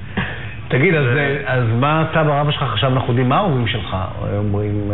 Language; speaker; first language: Hebrew; native; Hebrew